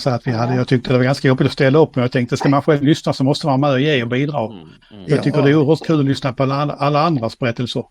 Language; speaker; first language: Swedish; native; Swedish